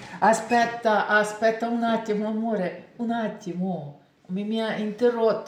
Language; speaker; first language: Italian; non-native, learner; Ukrainian